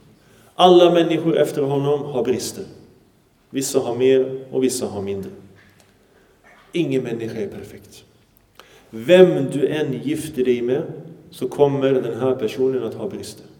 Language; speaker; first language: Swedish; early bilingual, other home language; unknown